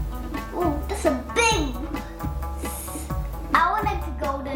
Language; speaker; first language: English; native; English